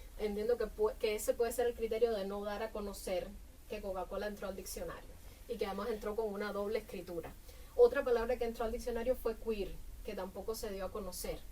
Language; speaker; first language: Spanish; native; Spanish